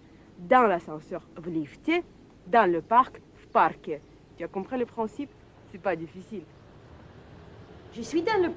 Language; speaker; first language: French; non-native, fluent; Russian